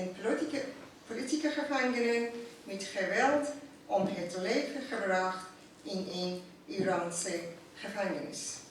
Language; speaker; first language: Dutch; non-native, fluent; Persian